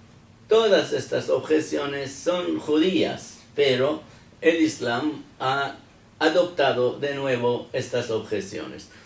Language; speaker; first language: Spanish; non-native, fluent; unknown